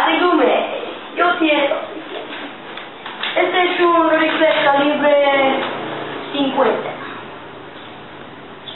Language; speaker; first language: Spanish; non-native, learner; English